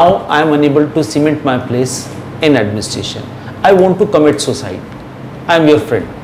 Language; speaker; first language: English; non-native, local second language; Hindi